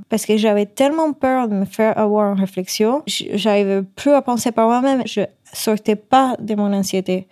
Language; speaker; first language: French; non-native, fluent; Spanish